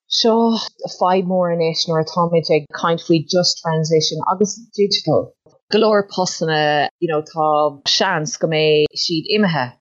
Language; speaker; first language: Irish; non-native, local second language; English